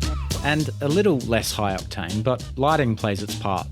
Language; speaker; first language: English; native; English